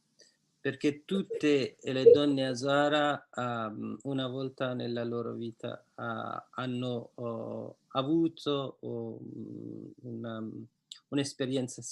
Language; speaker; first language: Italian; non-native, fluent; Persian